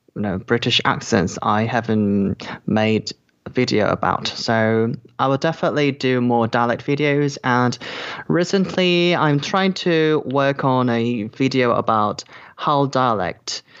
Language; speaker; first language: English; non-native, fluent; Korean